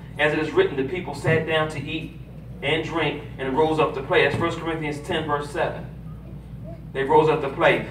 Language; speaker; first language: English; native; English